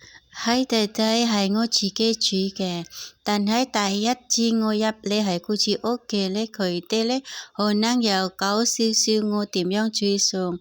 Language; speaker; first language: Cantonese; non-native, learner; Indonesian